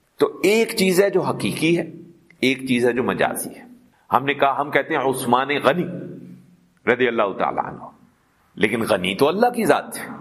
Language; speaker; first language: Urdu; non-native, local second language; Punjabi